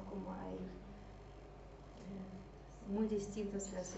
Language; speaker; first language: Spanish; non-native, fluent; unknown